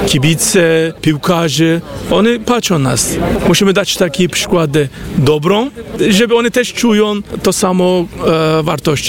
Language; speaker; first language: Polish; non-native, learner; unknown